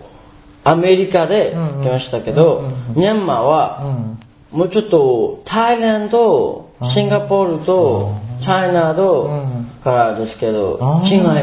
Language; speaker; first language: Japanese; non-native, learner; Burmese